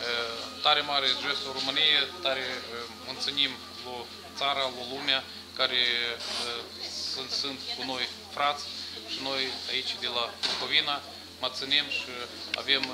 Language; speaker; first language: Romanian; early bilingual, heritage; Romanian